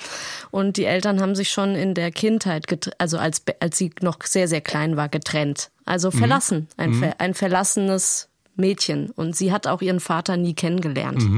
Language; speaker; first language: German; native; German